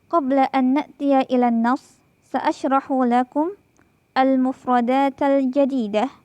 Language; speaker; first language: Arabic; non-native, fluent; Indonesian